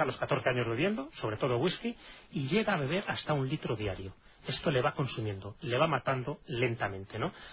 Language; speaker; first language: Spanish; native; Spanish